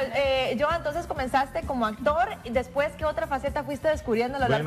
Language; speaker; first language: Spanish; native; Spanish